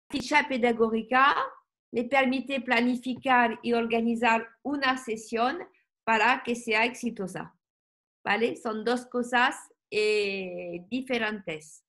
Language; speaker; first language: Spanish; non-native, learner; French